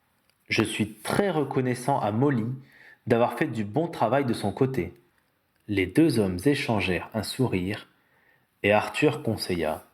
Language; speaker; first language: French; native; French